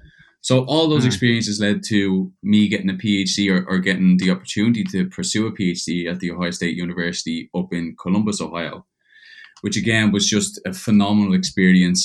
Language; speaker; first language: English; native; English